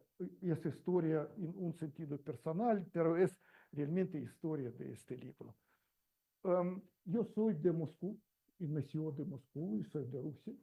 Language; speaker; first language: Spanish; non-native, learner; Russian